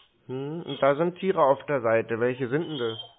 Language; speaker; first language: German; native; German